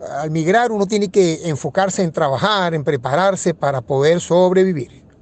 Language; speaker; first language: Spanish; native; Spanish